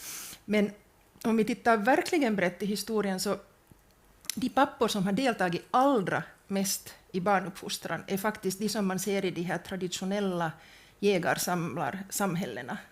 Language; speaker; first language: Swedish; native; Swedish